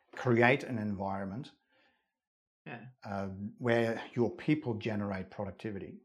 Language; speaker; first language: English; non-native, fluent; Dutch